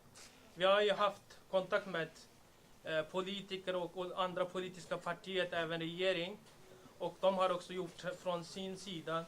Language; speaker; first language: Swedish; non-native, learner; Uyghur